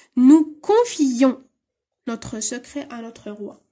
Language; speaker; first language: French; non-native, local second language; Arabic